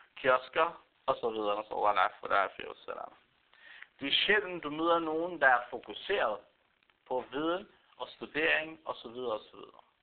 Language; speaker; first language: Danish; non-native, fluent; Arabic